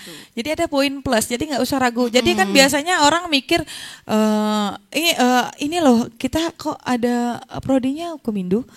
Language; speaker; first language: Indonesian; native; Indonesian